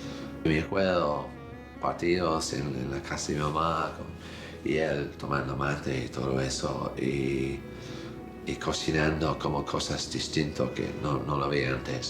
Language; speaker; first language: Spanish; non-native, fluent; English